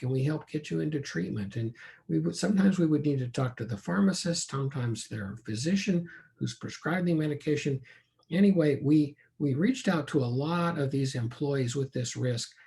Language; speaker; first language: English; native; English